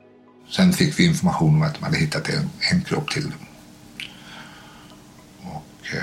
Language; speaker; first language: Swedish; native; Swedish